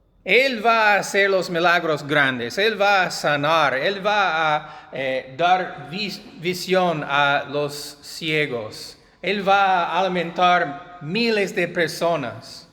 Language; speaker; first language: Spanish; non-native, fluent; English